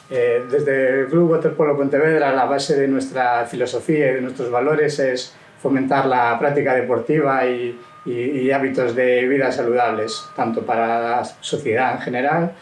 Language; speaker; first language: Spanish; native; Spanish